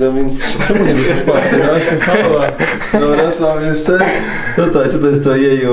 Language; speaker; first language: Polish; native; Polish